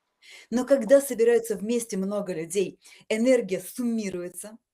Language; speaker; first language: Russian; native; Russian